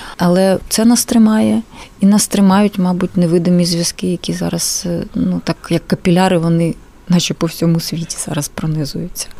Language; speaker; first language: Ukrainian; non-native, local second language; Russian